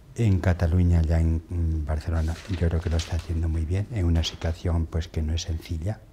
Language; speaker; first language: Spanish; native; Spanish